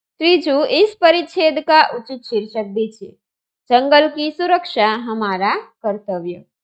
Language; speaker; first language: Hindi; non-native, local second language; Gujarati